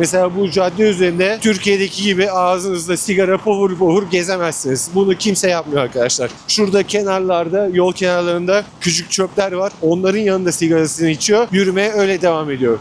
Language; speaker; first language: Turkish; native; Turkish